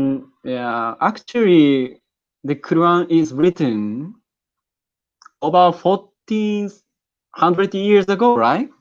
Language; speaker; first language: English; non-native, learner; Japanese